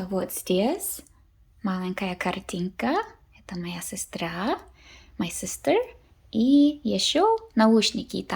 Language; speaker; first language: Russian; early bilingual, heritage; Russian